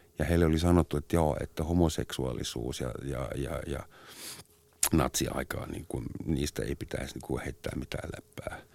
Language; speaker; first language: Finnish; non-native, fluent; German